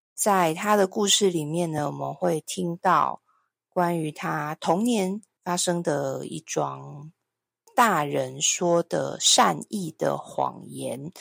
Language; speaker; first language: Chinese; native; Chinese